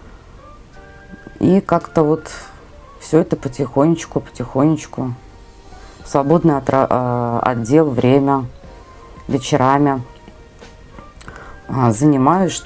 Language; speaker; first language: Russian; native; Russian